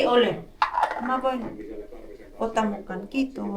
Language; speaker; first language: Finnish; non-native, learner; Filipino